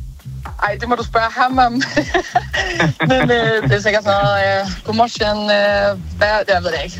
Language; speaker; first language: Danish; native; Danish